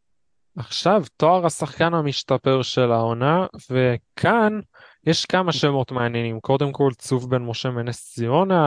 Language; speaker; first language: Hebrew; native; Hebrew